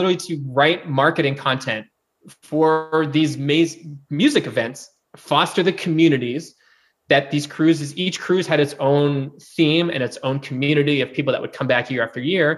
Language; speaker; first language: English; native; English